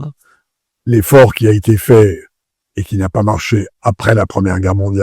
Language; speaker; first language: French; native; French